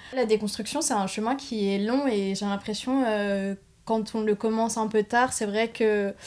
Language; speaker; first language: French; native; French